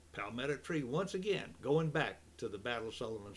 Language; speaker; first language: English; native; English